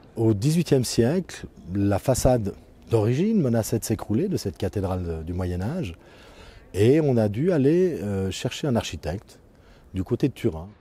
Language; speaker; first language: French; native; French